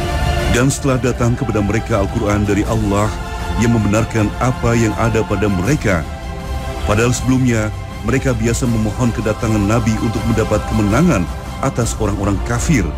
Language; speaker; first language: Indonesian; native; Indonesian